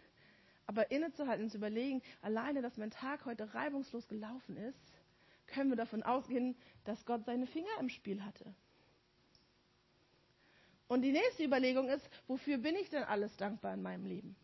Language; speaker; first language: German; native; German